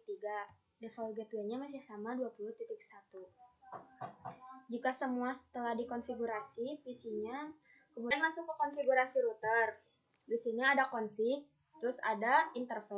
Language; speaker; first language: Indonesian; native; Indonesian